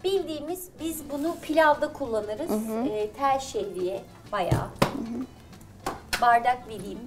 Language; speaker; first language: Turkish; native; Turkish